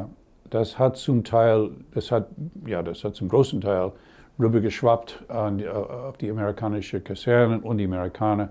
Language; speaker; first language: German; non-native, learner; English